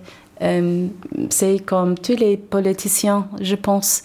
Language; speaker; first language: French; non-native, learner; English